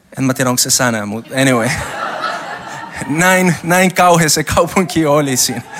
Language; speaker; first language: Finnish; non-native, learner; Spanish